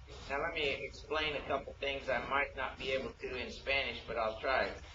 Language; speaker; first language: English; native; English